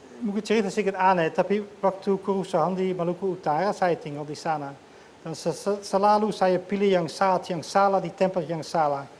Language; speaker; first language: Indonesian; non-native, fluent; Dutch